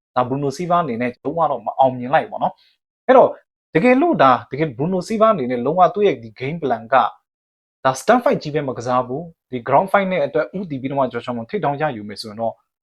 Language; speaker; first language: Burmese; native; Burmese